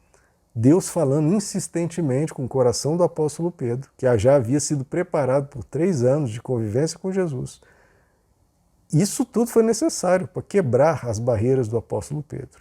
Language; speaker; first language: Portuguese; native; Portuguese